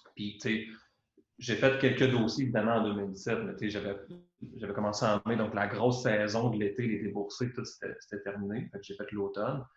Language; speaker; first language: French; native; French